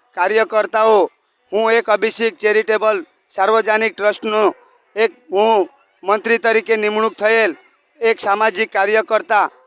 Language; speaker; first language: Gujarati; non-native, local second language; Kukna